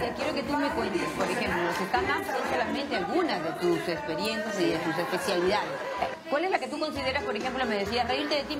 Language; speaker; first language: Spanish; native; Spanish